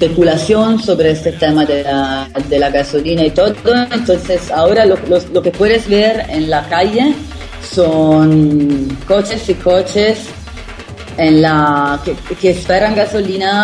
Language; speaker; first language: Spanish; non-native, fluent; Italian